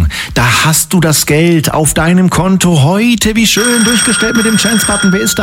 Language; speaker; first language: German; native; German